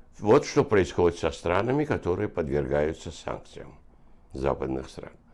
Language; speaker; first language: Russian; non-native, local second language; Azerbaijani